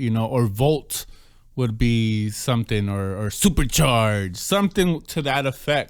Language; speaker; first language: English; native; English